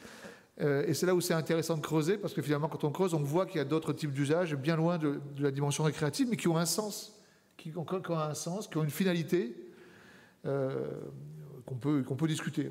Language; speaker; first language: French; native; French